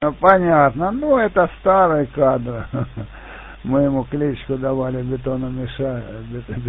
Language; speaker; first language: Russian; native; Russian